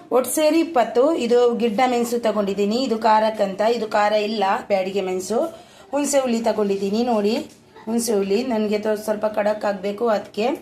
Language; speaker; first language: Kannada; non-native, local second language; Tulu